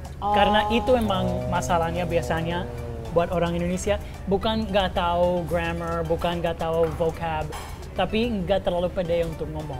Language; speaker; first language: Indonesian; non-native, fluent; English